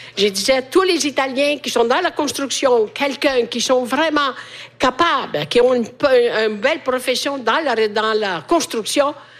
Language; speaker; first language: French; non-native, fluent; Italian